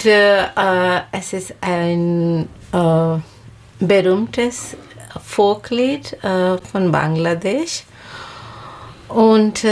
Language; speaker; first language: German; non-native, learner; Bangla